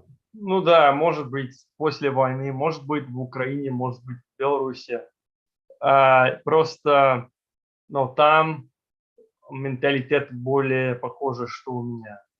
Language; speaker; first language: Russian; non-native, learner; English